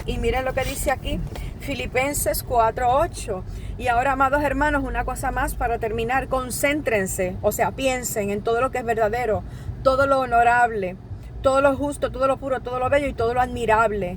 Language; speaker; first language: Spanish; native; Spanish